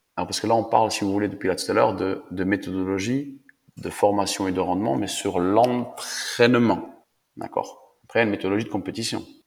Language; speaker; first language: French; native; French